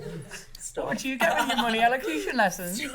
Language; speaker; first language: English; native; English